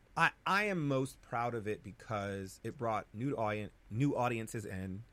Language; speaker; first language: English; native; English